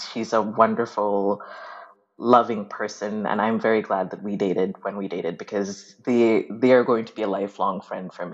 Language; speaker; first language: English; non-native, local second language; Ganda